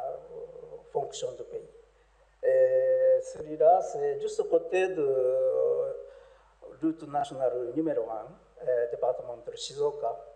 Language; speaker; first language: French; non-native, learner; Japanese